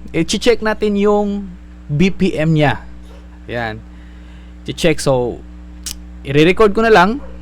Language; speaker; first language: Filipino; non-native, local second language; Cebuano